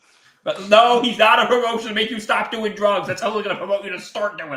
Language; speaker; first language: English; native; English